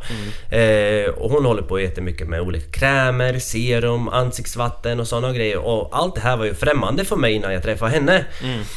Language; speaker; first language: Swedish; non-native, fluent; Latvian